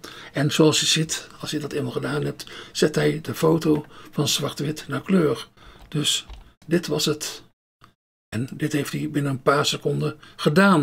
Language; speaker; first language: Dutch; native; Dutch